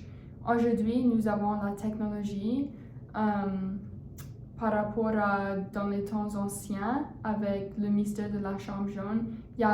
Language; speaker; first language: French; non-native, learner; English